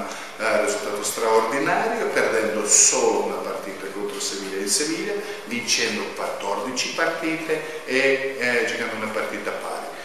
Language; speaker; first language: Italian; non-native, fluent; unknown